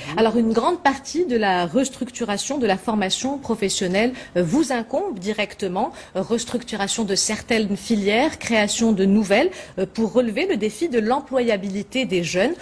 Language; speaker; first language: French; non-native, local second language; Arabic